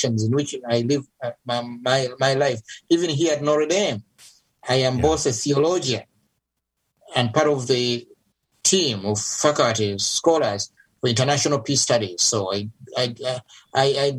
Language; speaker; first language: English; non-native, local second language; Ganda